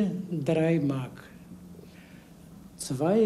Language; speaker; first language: German; non-native, learner; Bulgarian